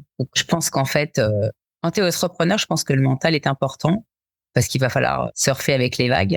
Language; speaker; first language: French; native; French